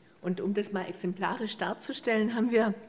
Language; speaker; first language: German; native; German